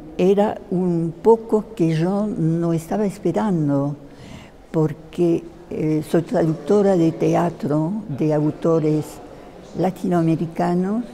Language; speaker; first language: Spanish; non-native, fluent; French